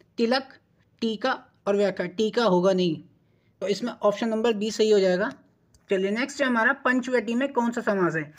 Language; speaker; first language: Hindi; native; Hindi